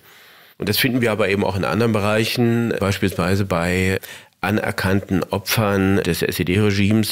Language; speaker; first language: German; native; German